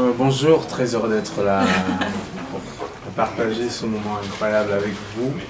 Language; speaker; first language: French; non-native, local second language; Basaa